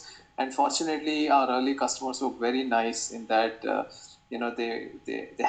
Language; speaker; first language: English; non-native, local second language; Kannada